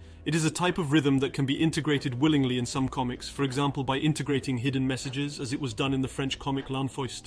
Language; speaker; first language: English; non-native, fluent; French